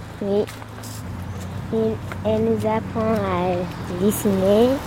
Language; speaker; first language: French; early bilingual, other home language; Pashto